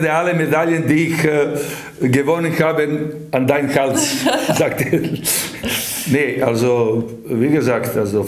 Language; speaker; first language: German; non-native, fluent; Serbian